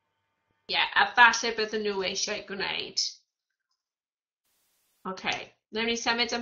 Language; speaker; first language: Welsh; non-native, fluent; English